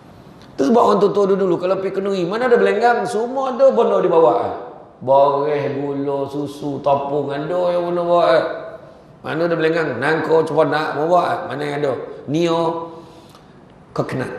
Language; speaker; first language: Malay; native; Malay